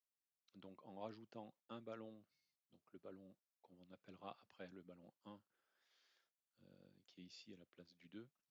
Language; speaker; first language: French; native; French